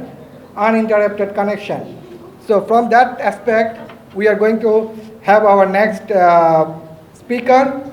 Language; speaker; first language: English; non-native, fluent; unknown